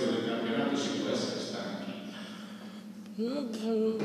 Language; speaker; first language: Italian; native; Italian